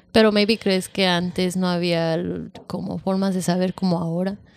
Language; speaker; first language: Spanish; early bilingual, heritage; Spanish